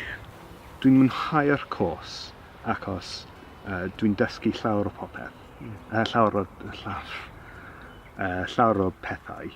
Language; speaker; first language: Welsh; non-native, learner; English